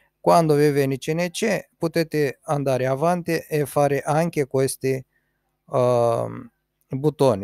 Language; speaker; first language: Italian; non-native, learner; Romanian